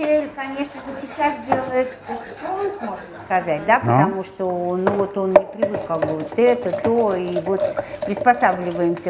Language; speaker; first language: Russian; native; Russian